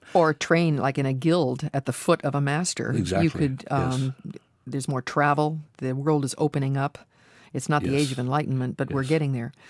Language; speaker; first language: English; native; English